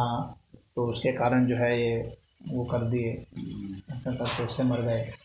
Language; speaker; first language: Hindi; native; Hindi